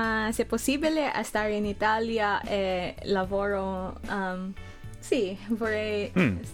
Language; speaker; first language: Italian; non-native, learner; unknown